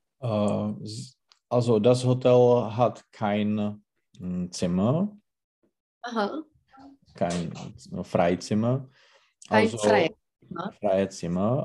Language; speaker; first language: German; non-native, learner; Czech